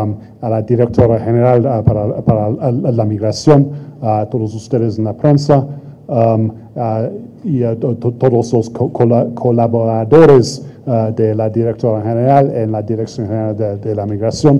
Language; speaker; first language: Spanish; non-native, fluent; English